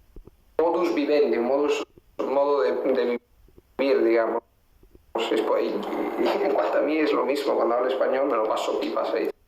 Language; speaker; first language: Spanish; non-native, fluent; Italian